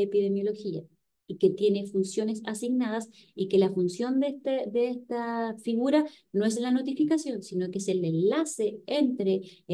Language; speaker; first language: Spanish; native; Spanish